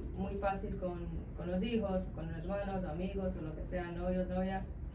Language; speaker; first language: Spanish; early bilingual, heritage; Spanish